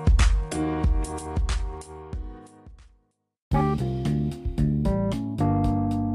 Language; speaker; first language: English; non-native, local second language; Filipino